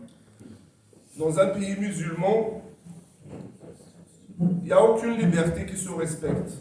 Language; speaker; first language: French; non-native, local second language; Kabyle